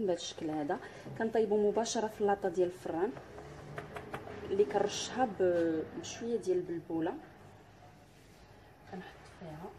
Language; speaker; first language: Arabic; native; Arabic